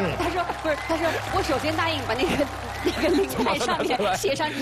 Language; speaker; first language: Chinese; native; Chinese